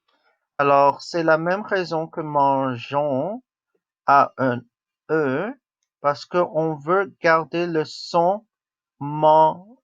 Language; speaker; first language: French; non-native, local second language; English